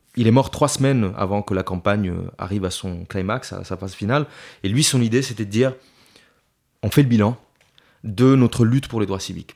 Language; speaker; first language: French; non-native, fluent; Italian